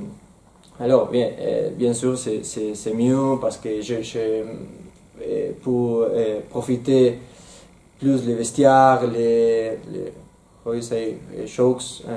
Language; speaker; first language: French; non-native, learner; Spanish